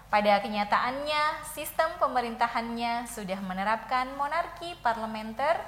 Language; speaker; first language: Indonesian; native; Indonesian